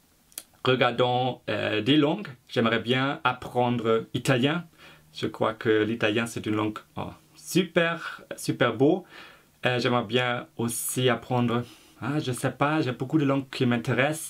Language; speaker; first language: French; non-native, fluent; German